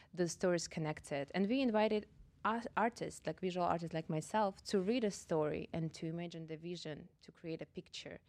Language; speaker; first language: English; non-native, fluent; Russian